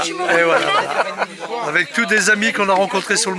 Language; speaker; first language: French; native; French